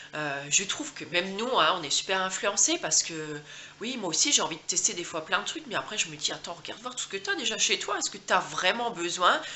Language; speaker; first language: French; native; French